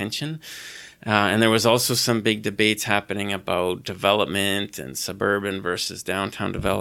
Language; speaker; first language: English; native; English